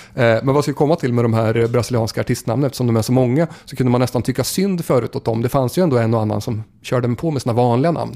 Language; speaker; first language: Swedish; native; Swedish